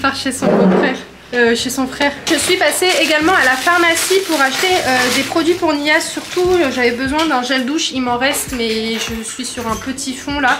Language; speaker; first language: French; native; French